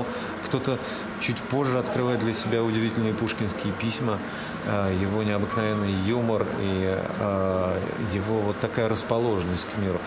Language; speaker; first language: Russian; native; Russian